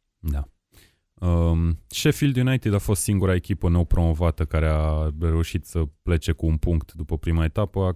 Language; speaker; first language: Romanian; native; Romanian